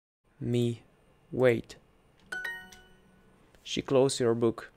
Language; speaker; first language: English; non-native, learner; Russian